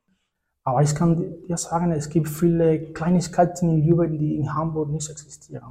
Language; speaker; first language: German; non-native, fluent; Spanish